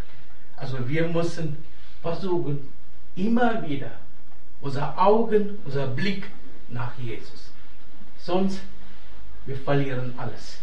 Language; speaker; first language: German; non-native, fluent; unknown